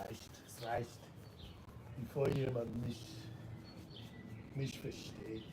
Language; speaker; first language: German; non-native, fluent; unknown